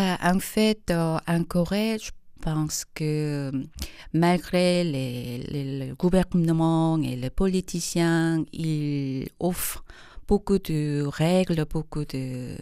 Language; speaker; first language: French; non-native, fluent; Korean